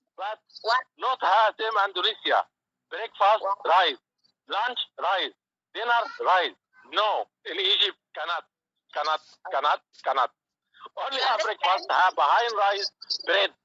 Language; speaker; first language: English; non-native, learner; Arabic